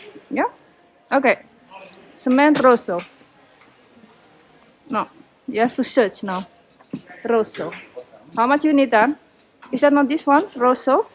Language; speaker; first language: English; non-native, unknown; Indonesian